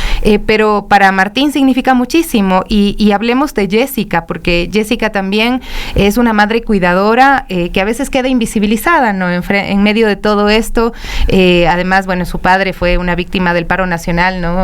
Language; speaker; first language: Spanish; native; Spanish